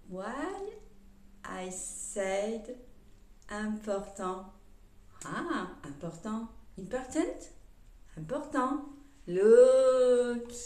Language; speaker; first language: English; non-native, learner; French